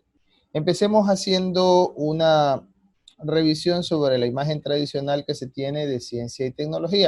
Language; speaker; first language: Spanish; native; Spanish